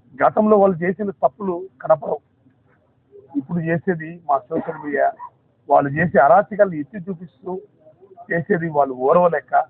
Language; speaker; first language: Telugu; native; Telugu